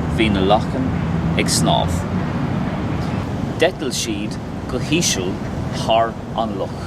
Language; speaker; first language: Irish; non-native, local second language; English